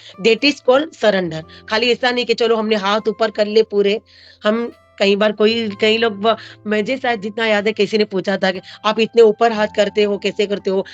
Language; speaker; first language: Hindi; non-native, local second language; Marathi